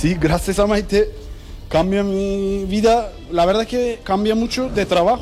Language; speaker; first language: Spanish; non-native, learner; Turkish